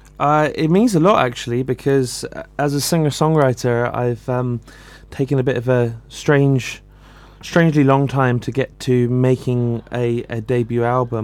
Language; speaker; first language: English; native; English